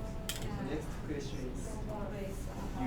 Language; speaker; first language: English; non-native, learner; Japanese